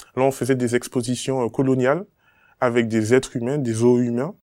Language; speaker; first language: French; native; French